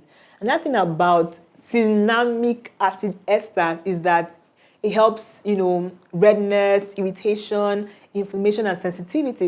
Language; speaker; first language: English; non-native, local second language; Igbo